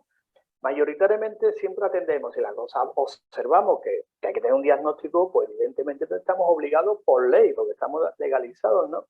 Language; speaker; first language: Spanish; native; Spanish